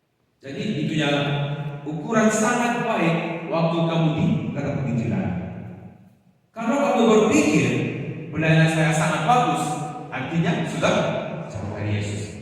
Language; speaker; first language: Indonesian; non-native, fluent; Korean